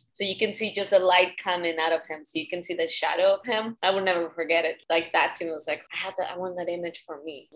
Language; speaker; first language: English; non-native, fluent; Spanish